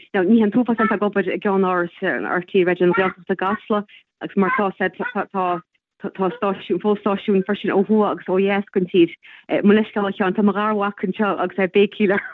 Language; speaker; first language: Irish; native; Irish